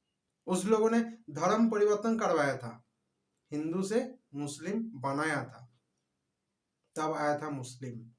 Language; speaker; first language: Hindi; non-native, local second language; Bangla